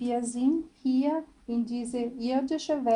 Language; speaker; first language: German; non-native, learner; Portuguese